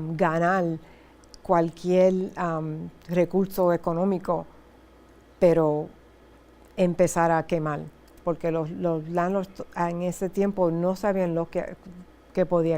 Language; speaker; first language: Spanish; early bilingual, heritage; Spanish